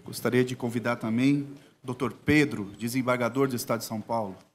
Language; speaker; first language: Portuguese; native; Portuguese